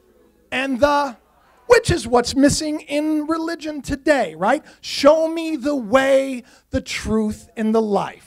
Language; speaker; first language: English; native; English